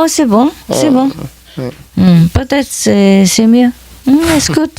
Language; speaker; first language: French; non-native, fluent; Vietnamese